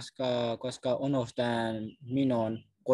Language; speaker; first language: Finnish; non-native, learner; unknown